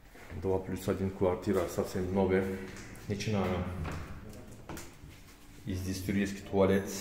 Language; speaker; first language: Russian; non-native, learner; Turkish